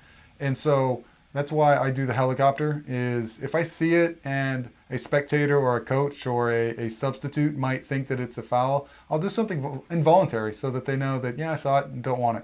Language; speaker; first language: English; native; English